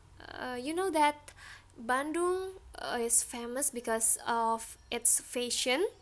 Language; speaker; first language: English; non-native, learner; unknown